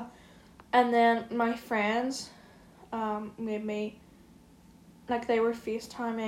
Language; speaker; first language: English; native; English